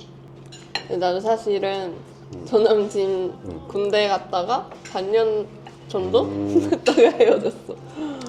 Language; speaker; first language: Korean; non-native, fluent; Japanese